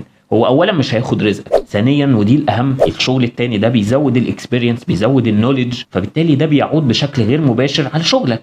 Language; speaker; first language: Arabic; native; Arabic